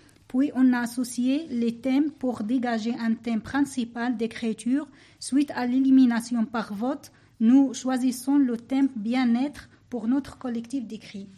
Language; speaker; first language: French; non-native, learner; Arabic